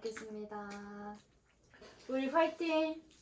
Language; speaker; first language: Korean; non-native, fluent; Japanese